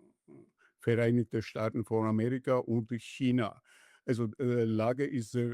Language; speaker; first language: German; non-native, learner; Georgian